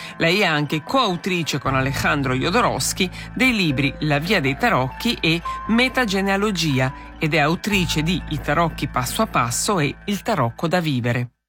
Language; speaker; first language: Italian; native; Italian